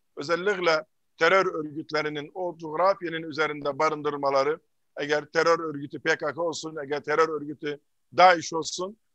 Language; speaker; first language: Turkish; early bilingual, heritage; Arabic